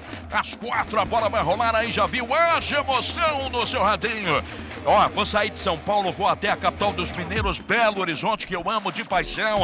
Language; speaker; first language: Portuguese; native; Portuguese